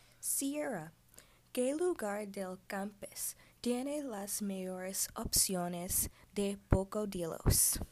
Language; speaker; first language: Spanish; non-native, learner; English